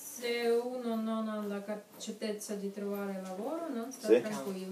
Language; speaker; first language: Italian; non-native, learner; Russian